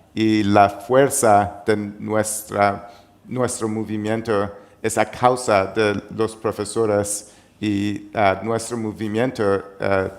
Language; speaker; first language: Spanish; non-native, learner; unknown